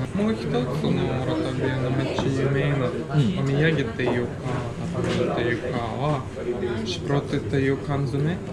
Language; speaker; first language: Japanese; non-native, fluent; Latvian